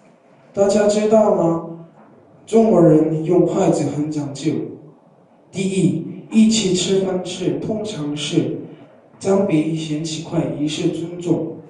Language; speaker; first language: Chinese; non-native, learner; Korean